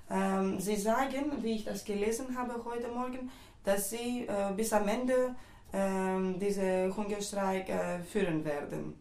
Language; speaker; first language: German; non-native, fluent; Greek